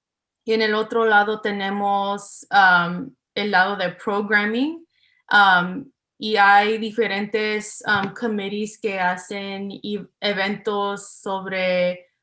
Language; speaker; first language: Spanish; early bilingual, heritage; English